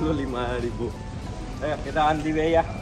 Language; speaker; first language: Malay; non-native, learner; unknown